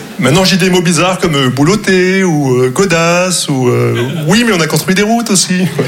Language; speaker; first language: French; non-native, local second language; Arabic